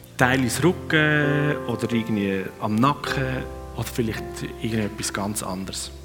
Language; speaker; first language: German; non-native, fluent; Swiss German